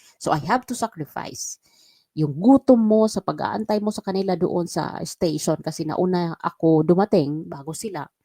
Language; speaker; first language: Filipino; non-native, local second language; Waray